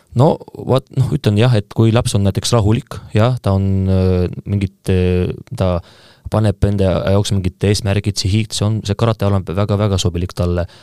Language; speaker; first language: Estonian; non-native, local second language; Russian